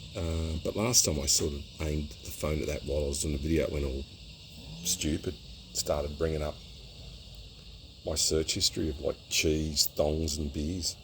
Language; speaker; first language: English; native; English